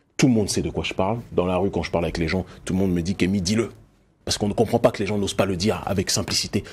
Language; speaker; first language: French; native; French